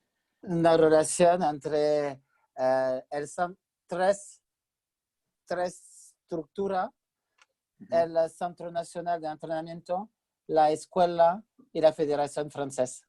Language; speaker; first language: Spanish; non-native, fluent; French